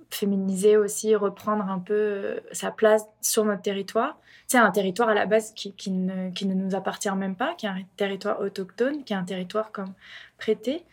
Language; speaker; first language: French; native; French